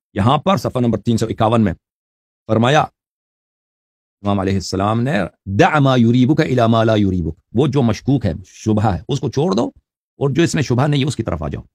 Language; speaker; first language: Urdu; native; Urdu